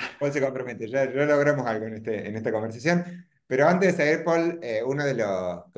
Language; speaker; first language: Spanish; native; Spanish